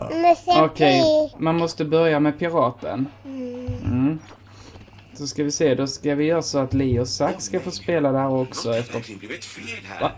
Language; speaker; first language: Swedish; native; Swedish